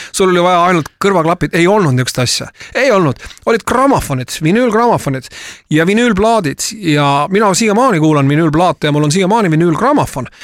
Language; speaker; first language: Estonian; native; Estonian